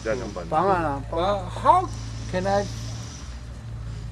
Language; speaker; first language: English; non-native, learner; Chinese